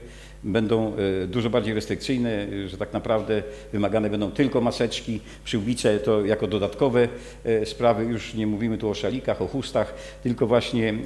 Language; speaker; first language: Polish; native; Polish